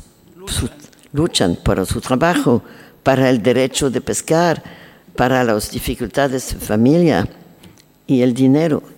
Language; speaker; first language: Spanish; non-native, learner; French